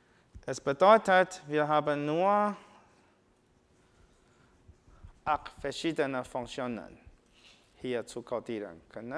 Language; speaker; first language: German; non-native, learner; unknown